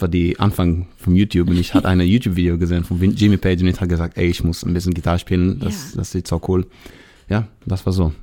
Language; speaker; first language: German; non-native, learner; Hebrew